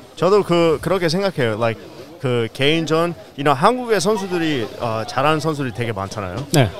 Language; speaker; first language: Korean; early bilingual, heritage; Korean